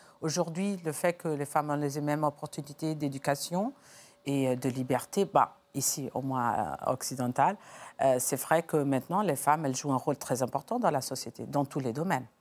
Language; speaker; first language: French; non-native, fluent; Portuguese